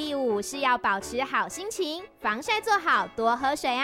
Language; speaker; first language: Chinese; native; Chinese